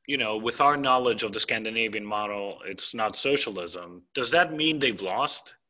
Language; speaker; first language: English; non-native, fluent; Greek